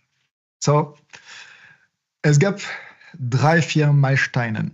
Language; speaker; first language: German; non-native, fluent; French